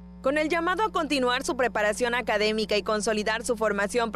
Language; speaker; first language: Spanish; native; Spanish